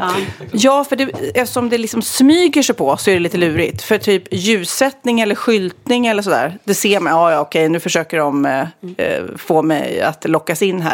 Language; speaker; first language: Swedish; native; Swedish